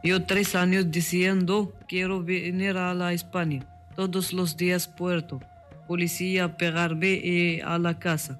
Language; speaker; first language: Spanish; non-native, learner; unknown